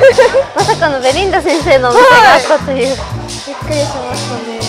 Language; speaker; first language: Japanese; native; Japanese